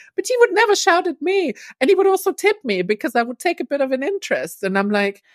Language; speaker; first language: English; non-native, fluent; German